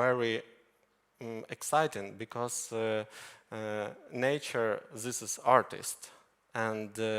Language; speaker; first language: English; non-native, learner; Ukrainian